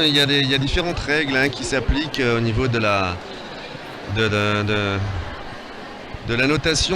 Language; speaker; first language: French; native; French